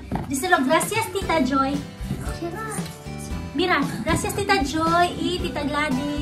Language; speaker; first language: Spanish; non-native, learner; Cebuano